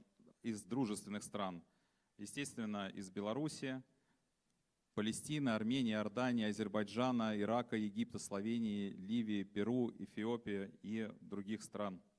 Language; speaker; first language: Russian; native; Russian